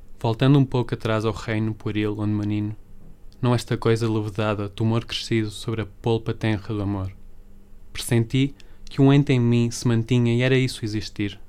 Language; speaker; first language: Portuguese; early bilingual, other home language; Spanish